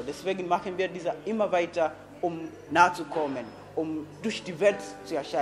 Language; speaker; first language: German; non-native, fluent; Swahili